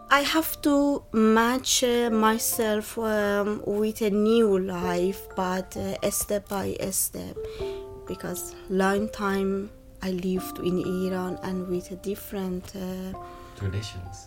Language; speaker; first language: English; non-native, learner; Persian